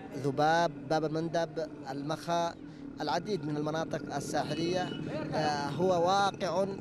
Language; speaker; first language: Arabic; native; Arabic